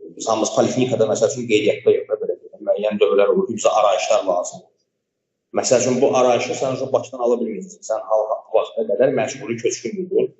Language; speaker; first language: Azerbaijani; native; Azerbaijani